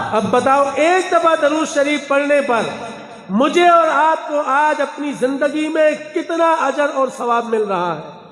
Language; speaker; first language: Urdu; non-native, local second language; Northern Hindko